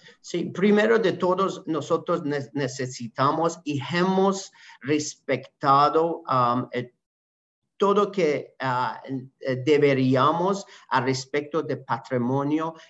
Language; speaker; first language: Spanish; non-native, learner; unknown